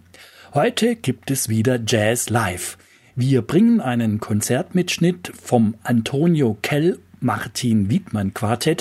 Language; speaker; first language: German; native; German